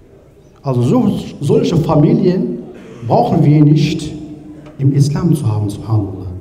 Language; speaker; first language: German; non-native, learner; Arabic